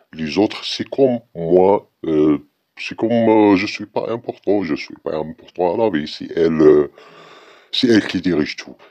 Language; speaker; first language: French; non-native, learner; Arabic